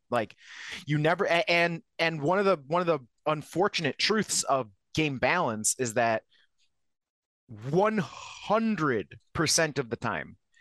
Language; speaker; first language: English; native; English